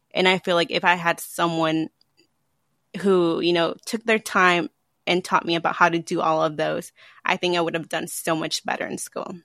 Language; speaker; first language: English; early bilingual, other home language; Spanish